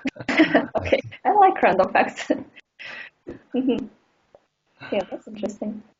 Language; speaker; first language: English; non-native, fluent; Russian